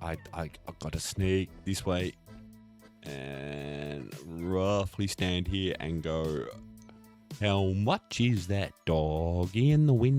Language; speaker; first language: English; native; English